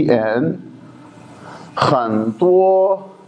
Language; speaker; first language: Chinese; non-native, learner; Urdu